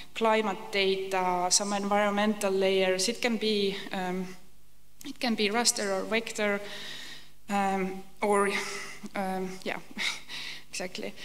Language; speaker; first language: English; non-native, fluent; Estonian